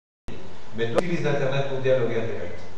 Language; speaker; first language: French; non-native, fluent; Spanish